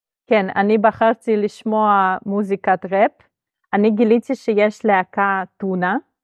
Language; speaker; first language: Hebrew; non-native, fluent; Russian